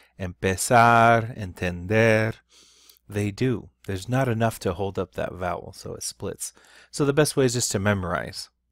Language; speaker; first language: English; native; English